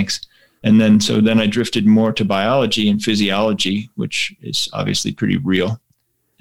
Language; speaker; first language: English; native; English